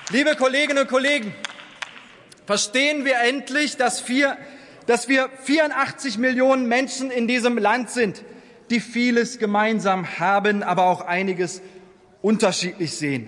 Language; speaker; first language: German; early bilingual, other home language; Turkish